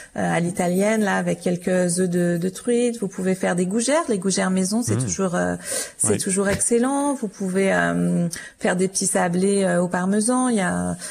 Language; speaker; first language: French; native; French